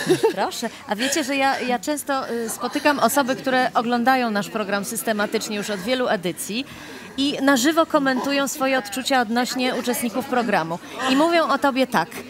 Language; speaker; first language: Polish; native; Polish